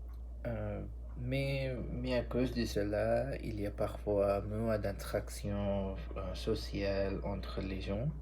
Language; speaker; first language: French; non-native, learner; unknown